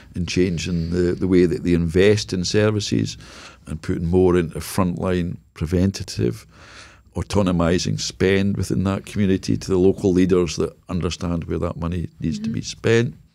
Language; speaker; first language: English; native; English